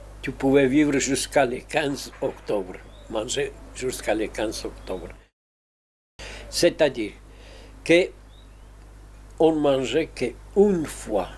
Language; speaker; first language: French; non-native, fluent; Spanish